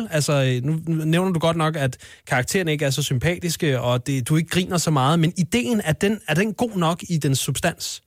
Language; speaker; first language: Danish; native; Danish